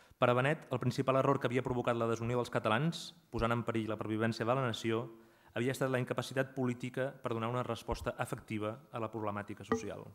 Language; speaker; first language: Catalan; native; Catalan